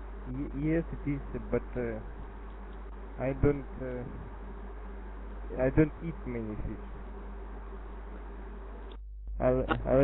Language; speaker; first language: English; non-native, learner; Russian